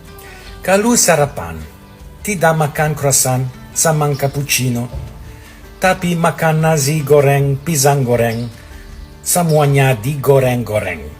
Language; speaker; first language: Indonesian; non-native, learner; Italian